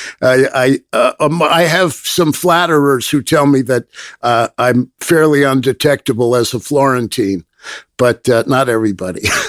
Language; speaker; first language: English; native; English